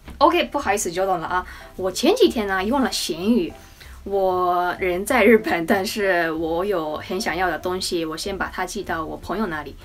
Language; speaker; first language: Chinese; non-native, fluent; Japanese